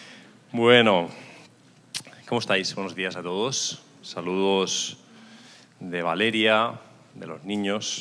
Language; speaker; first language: Spanish; native; Spanish